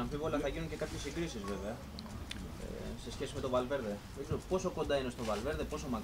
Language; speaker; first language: Greek; native; Greek